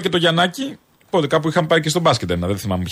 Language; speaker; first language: Greek; native; Greek